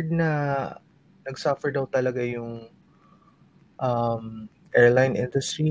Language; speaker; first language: English; non-native, local second language; Aklanon